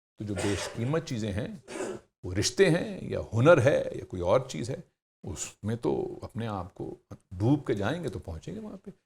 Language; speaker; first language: Urdu; native; Urdu